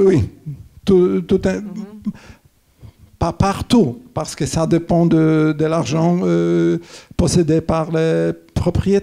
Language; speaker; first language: French; non-native, fluent; Polish